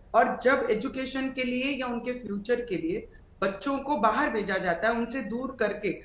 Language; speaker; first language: Hindi; non-native, local second language; Marathi